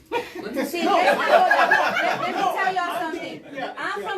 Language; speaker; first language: English; native; English